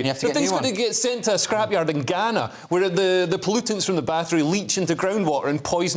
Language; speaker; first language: English; native; English